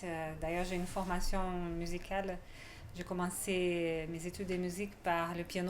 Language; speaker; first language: French; non-native, fluent; Portuguese